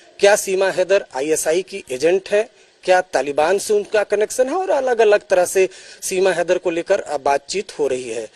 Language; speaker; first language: Hindi; native; Hindi